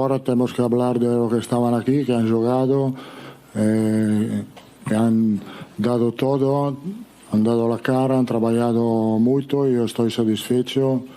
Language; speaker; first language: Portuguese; non-native, learner; Italian